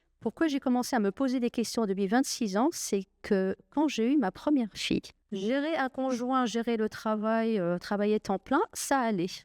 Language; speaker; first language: French; non-native, local second language; Arabic